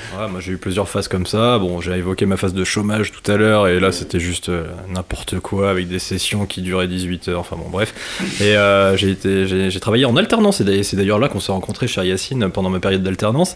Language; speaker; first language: French; native; French